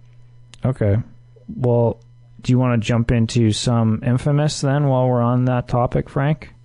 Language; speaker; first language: English; native; English